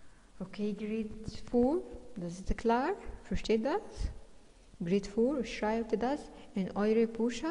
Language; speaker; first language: German; non-native, fluent; Arabic